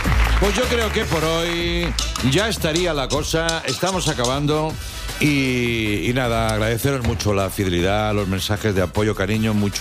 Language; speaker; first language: Spanish; native; Spanish